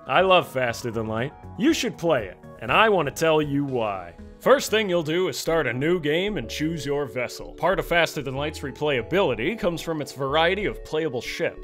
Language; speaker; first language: English; native; English